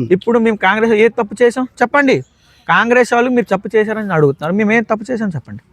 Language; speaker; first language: Telugu; non-native, local second language; Odia